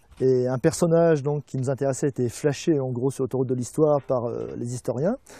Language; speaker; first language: French; native; French